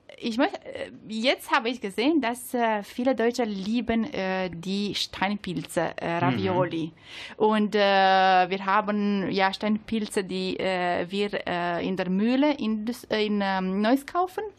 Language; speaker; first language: German; non-native, learner; Italian